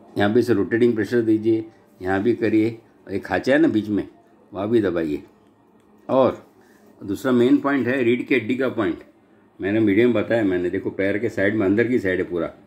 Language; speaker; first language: Hindi; non-native, local second language; Gujarati